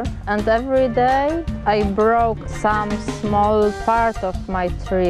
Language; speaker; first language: English; non-native, learner; Polish